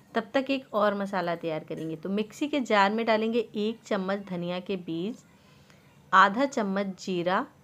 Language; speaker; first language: Hindi; native; Hindi